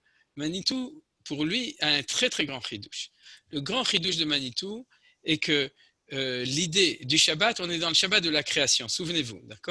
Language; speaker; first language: French; native; French